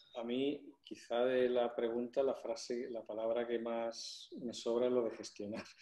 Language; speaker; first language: Spanish; native; Spanish